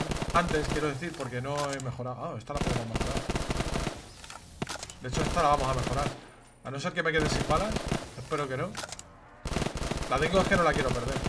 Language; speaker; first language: Spanish; native; Spanish